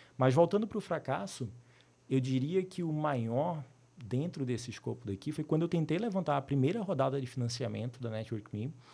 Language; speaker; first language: Portuguese; native; Portuguese